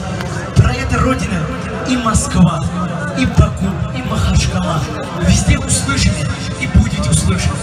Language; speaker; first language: Russian; non-native, fluent; Lezghian